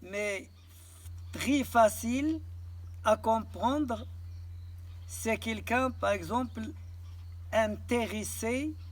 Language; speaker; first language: French; non-native, local second language; Arabic